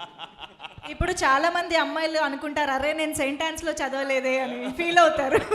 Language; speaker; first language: Telugu; native; Telugu